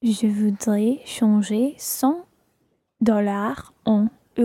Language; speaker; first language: French; non-native, learner; English